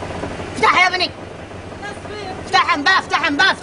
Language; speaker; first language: Arabic; native; Arabic